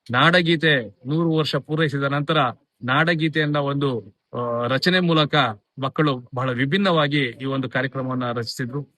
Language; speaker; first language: Kannada; native; Kannada